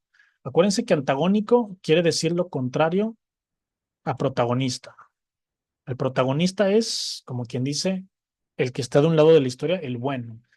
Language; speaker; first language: Spanish; native; Spanish